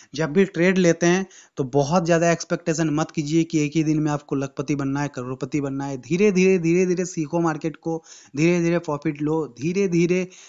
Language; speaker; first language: Hindi; native; Hindi